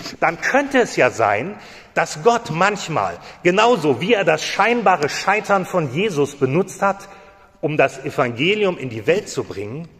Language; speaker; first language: German; native; German